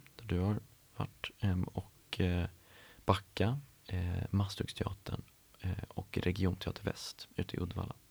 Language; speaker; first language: Swedish; native; Swedish